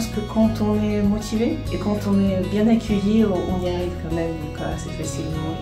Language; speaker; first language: French; non-native, fluent; Italian